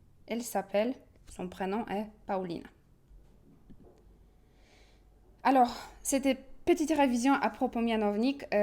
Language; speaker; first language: French; non-native, fluent; Polish